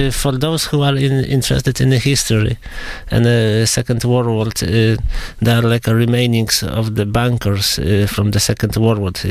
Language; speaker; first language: English; non-native, fluent; Polish